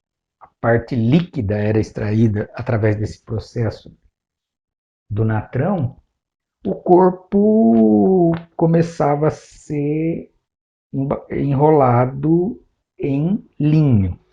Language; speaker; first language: Portuguese; native; Portuguese